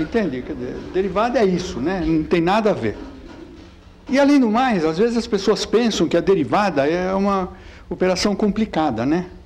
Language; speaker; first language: Portuguese; early bilingual, other home language; Italian